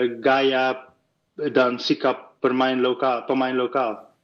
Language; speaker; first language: Indonesian; non-native, fluent; Dutch